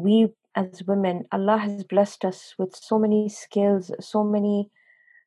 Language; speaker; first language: English; non-native, local second language; Urdu